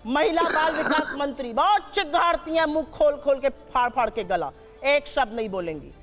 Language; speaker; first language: Hindi; native; Hindi